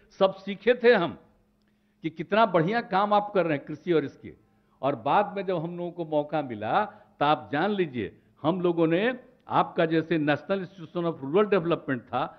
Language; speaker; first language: Hindi; native; Hindi